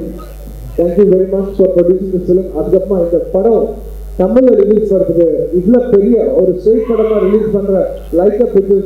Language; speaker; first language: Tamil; non-native, fluent; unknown